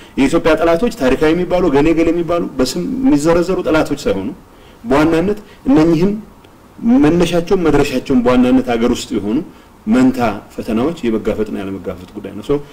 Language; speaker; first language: Amharic; non-native, local second language; Tigrinya